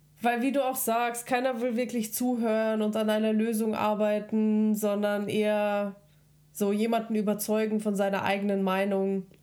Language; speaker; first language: German; early bilingual, other home language; Russian